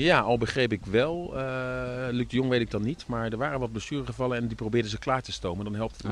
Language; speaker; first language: Dutch; native; Dutch